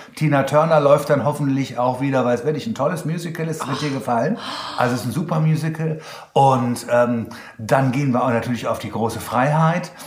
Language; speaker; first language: German; native; German